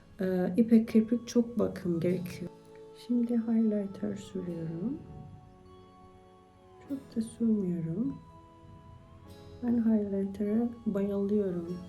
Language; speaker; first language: Turkish; non-native, learner; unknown